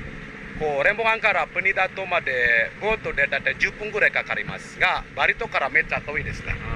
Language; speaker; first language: Japanese; non-native, fluent; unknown